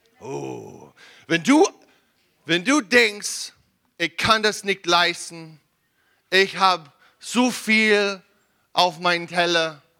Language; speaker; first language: German; non-native, learner; English